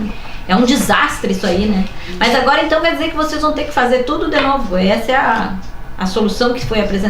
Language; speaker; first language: Portuguese; native; Portuguese